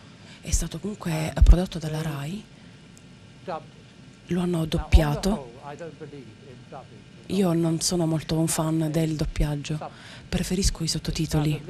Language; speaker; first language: Italian; native; Italian